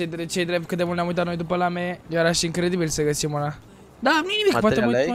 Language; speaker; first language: Romanian; native; Romanian